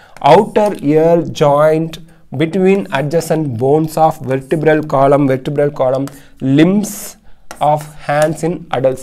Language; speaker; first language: English; non-native, local second language; Tamil